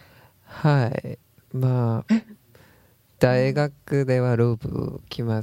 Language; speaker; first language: Japanese; non-native, learner; Korean